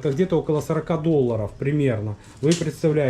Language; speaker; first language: Russian; native; Russian